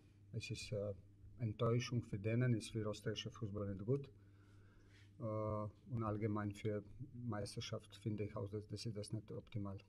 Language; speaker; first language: German; non-native, learner; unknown